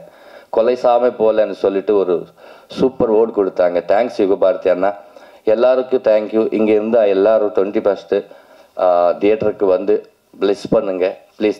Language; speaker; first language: Tamil; non-native, learner; Telugu